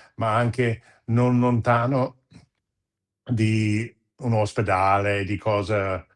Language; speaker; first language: Italian; non-native, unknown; English